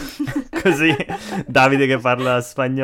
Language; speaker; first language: Italian; non-native, learner; Portuguese